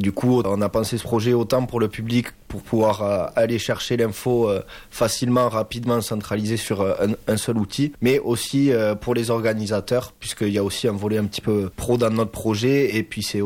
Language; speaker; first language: French; native; French